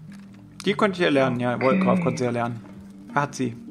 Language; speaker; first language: German; native; German